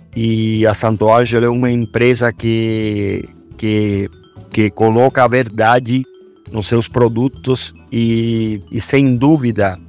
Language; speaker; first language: Portuguese; non-native, fluent; Spanish